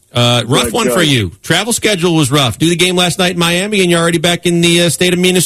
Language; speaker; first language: English; native; English